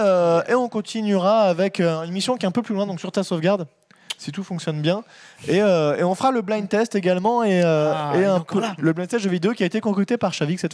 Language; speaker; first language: French; native; French